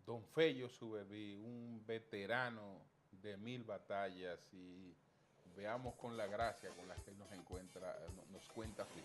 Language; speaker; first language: Spanish; native; Spanish